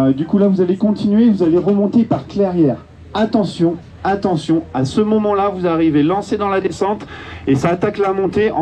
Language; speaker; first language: French; native; French